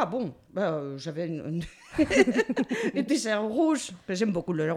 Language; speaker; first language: French; non-native, learner; Spanish